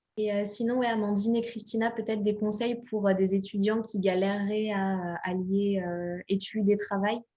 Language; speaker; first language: French; native; French